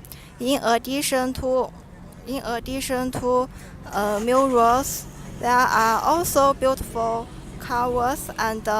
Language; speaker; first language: English; non-native, learner; Chinese